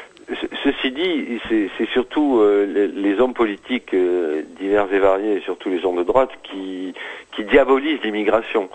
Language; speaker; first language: French; native; French